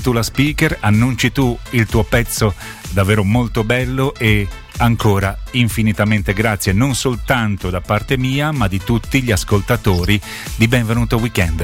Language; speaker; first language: Italian; native; Italian